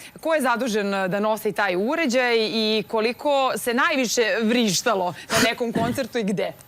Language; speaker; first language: Serbian; native; Serbian